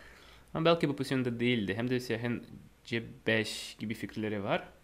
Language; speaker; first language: Turkish; non-native, fluent; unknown